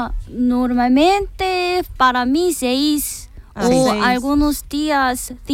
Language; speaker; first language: Spanish; non-native, learner; Korean